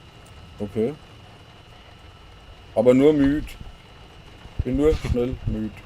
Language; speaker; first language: German; native; German